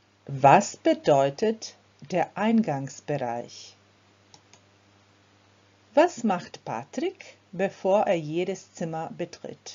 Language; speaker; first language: German; non-native, fluent; Croatian